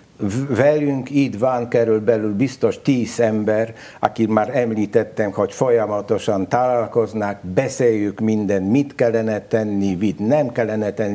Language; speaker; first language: Hungarian; non-native, learner; Polish